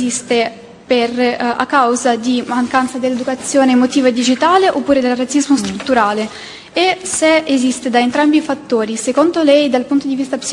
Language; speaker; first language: Italian; non-native, fluent; Ukrainian